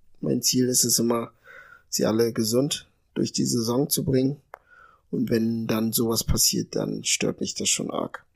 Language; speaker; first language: German; early bilingual, other home language; Ga